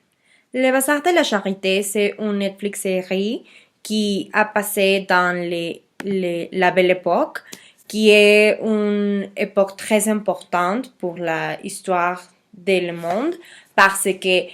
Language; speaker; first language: French; non-native, learner; Spanish